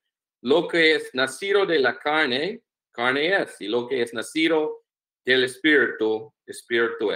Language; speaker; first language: Spanish; non-native, learner; English